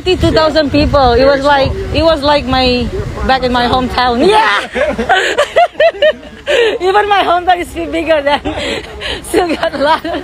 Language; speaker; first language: English; non-native, fluent; Indonesian